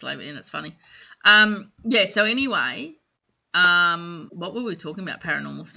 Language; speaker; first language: English; native; English